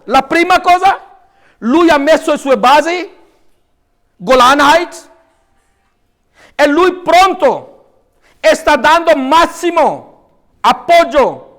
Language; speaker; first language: Italian; non-native, fluent; Urdu